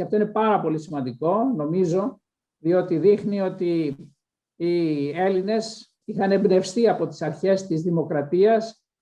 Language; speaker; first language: Greek; native; Greek